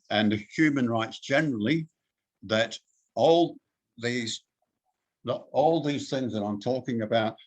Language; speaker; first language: English; native; English